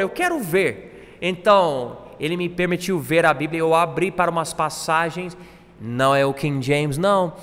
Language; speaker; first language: Portuguese; non-native, fluent; English